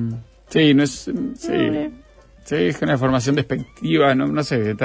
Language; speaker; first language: Spanish; native; Spanish